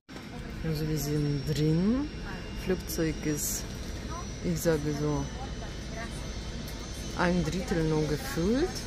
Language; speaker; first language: German; non-native, learner; Russian